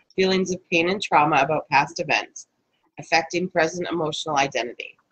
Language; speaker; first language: English; native; English